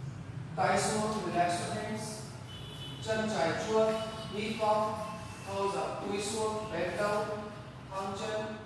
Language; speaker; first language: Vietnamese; non-native, learner; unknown